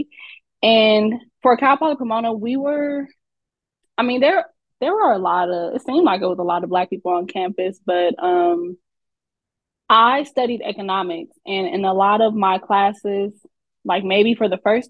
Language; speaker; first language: English; native; English